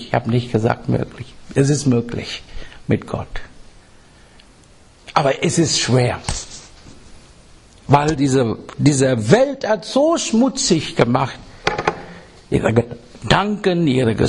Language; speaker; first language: German; non-native, learner; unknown